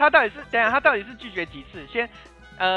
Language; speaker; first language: Chinese; native; Chinese